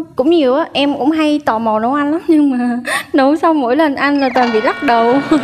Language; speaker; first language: Vietnamese; native; Vietnamese